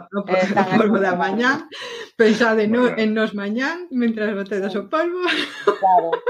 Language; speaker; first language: Galician; non-native, local second language; Spanish